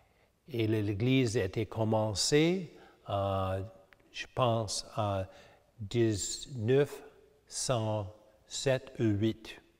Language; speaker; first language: French; early bilingual, heritage; English